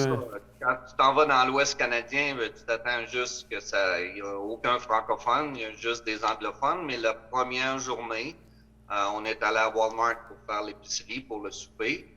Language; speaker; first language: French; native; French